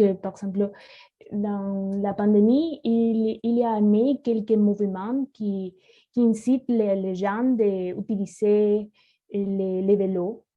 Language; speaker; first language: French; non-native, learner; Spanish